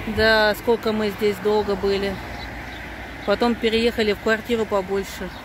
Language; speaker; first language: Russian; native; Russian